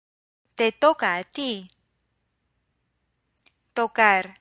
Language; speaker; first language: Spanish; non-native, fluent; English